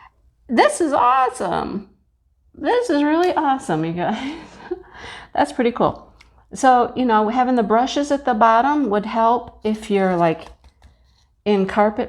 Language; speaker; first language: English; native; English